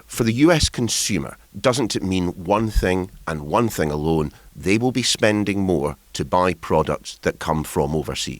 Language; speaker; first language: English; native; English